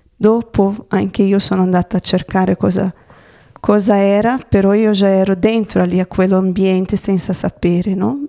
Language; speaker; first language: Italian; non-native, fluent; Portuguese